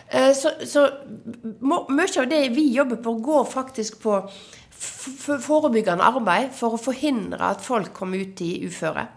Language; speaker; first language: Norwegian; native; Norwegian